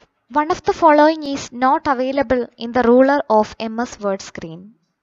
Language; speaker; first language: English; non-native, local second language; Malayalam